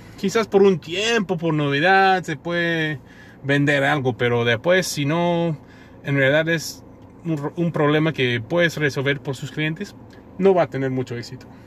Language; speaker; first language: Spanish; non-native, fluent; English